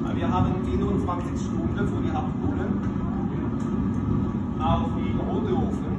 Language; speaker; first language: German; non-native, learner; Italian